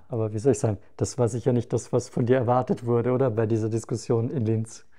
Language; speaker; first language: German; native; German